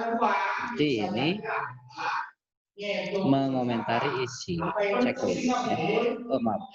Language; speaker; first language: Indonesian; native; Indonesian